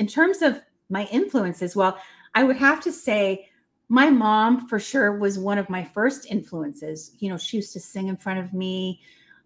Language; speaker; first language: English; native; English